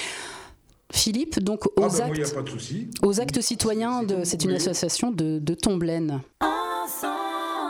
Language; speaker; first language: French; native; French